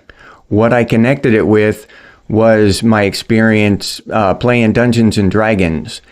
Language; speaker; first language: English; native; English